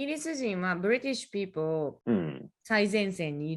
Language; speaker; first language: Japanese; native; Japanese